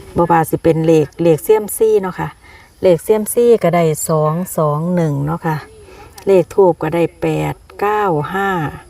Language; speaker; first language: Thai; native; Thai